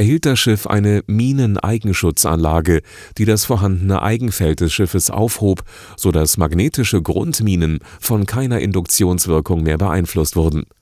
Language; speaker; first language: German; native; German